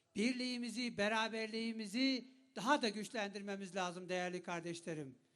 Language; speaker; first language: Turkish; non-native, local second language; Kurdish